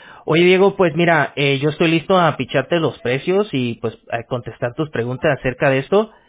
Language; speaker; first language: Spanish; native; Spanish